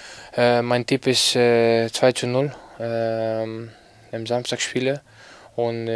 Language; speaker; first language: German; non-native, fluent; Greek